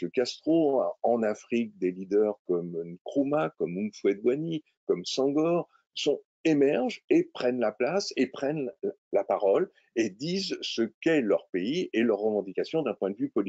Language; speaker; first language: French; native; French